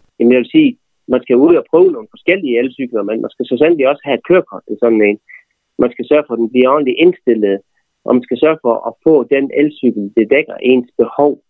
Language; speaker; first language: Danish; native; Danish